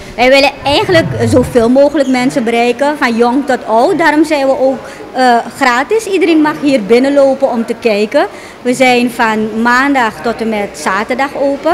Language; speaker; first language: Dutch; native; Dutch